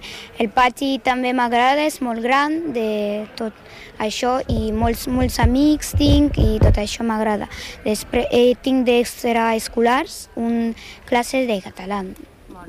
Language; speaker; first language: Catalan; non-native, learner; Ukrainian